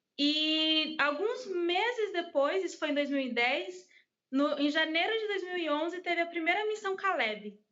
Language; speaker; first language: Portuguese; early bilingual, heritage; English